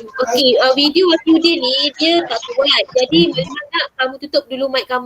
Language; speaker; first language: Malay; native; Malay